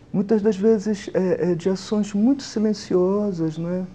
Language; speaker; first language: Portuguese; native; Portuguese